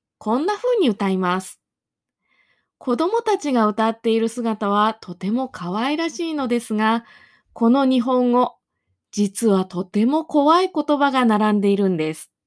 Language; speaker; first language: Japanese; native; Japanese